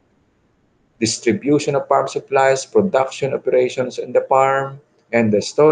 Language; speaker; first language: English; non-native, local second language; Filipino